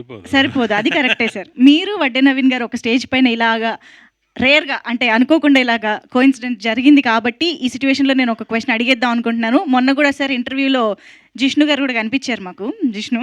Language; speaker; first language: Telugu; native; Telugu